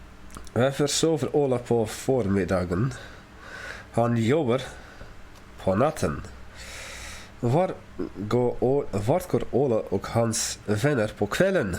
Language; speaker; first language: Swedish; non-native, learner; English